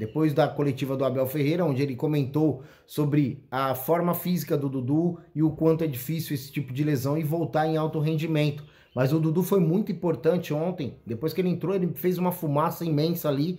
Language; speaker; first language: Portuguese; native; Portuguese